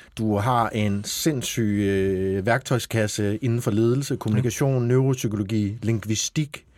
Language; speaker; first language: Danish; native; Danish